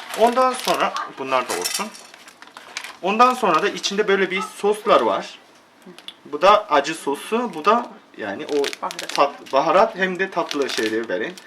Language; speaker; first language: Turkish; non-native, fluent; Korean